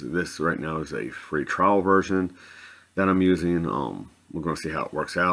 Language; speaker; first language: English; native; English